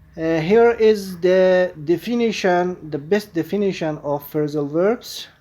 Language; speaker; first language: English; non-native, fluent; Persian